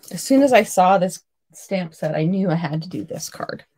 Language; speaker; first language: English; native; English